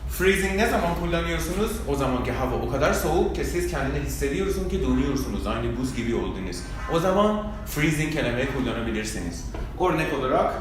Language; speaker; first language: Turkish; non-native, fluent; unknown